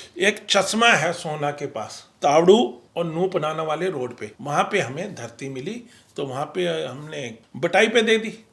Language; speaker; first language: Hindi; non-native, local second language; Punjabi